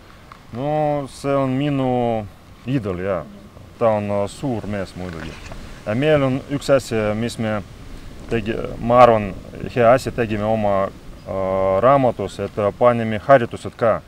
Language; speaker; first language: Estonian; non-native, local second language; Russian